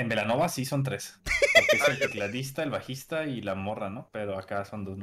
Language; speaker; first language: Spanish; native; Spanish